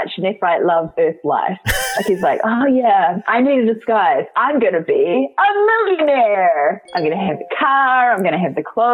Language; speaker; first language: English; native; English